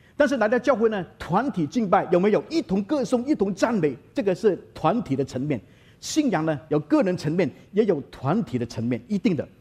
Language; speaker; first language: Chinese; native; Chinese